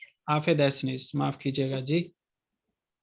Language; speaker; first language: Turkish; non-native, fluent; Urdu